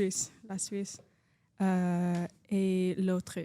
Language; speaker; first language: French; non-native, local second language; English